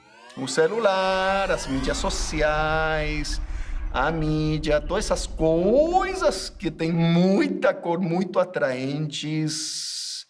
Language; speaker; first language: Portuguese; non-native, fluent; English